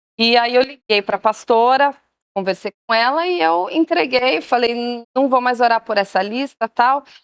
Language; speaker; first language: Portuguese; native; Portuguese